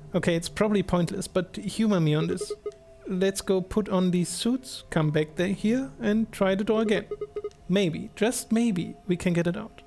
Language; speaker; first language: English; non-native, fluent; German